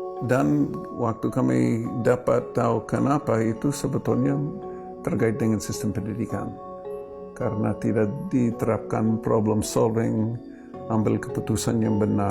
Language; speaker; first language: Indonesian; non-native, fluent; English